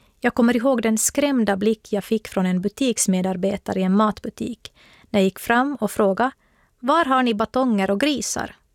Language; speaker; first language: Swedish; native; Swedish